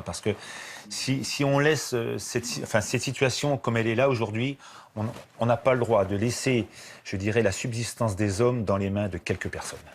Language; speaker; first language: French; native; French